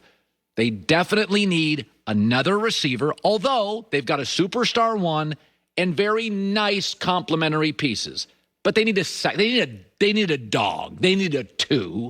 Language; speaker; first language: English; native; English